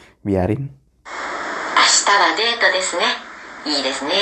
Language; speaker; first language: Japanese; non-native, fluent; Indonesian